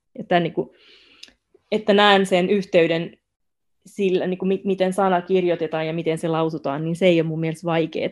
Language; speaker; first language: Finnish; non-native, local second language; Swedish